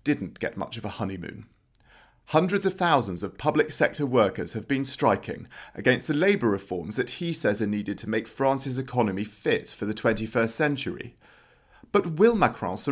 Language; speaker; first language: English; native; English